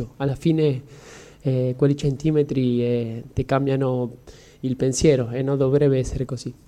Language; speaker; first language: Italian; non-native, fluent; Spanish